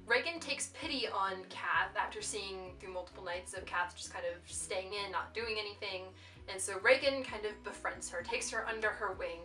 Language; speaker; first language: English; native; English